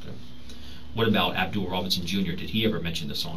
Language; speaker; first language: English; native; English